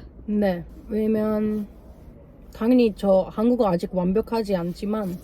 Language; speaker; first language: Korean; non-native, learner; English